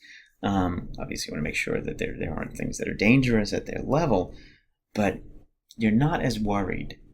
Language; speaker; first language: English; native; English